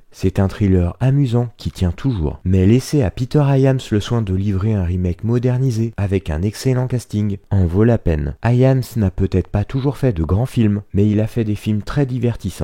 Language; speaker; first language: French; native; French